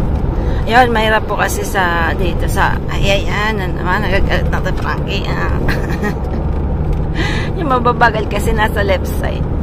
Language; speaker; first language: Filipino; native; Filipino